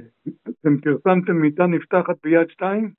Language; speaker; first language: Hebrew; native; Hebrew